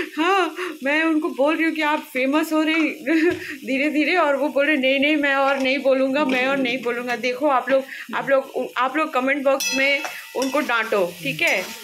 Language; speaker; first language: Hindi; non-native, local second language; Bangla